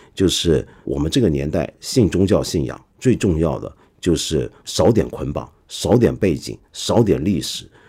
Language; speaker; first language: Chinese; non-native, local second language; Cantonese